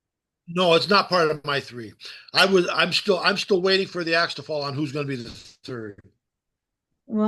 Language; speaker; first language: English; native; English